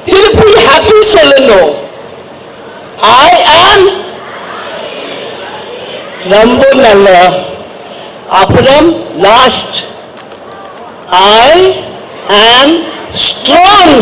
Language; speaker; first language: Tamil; non-native, learner; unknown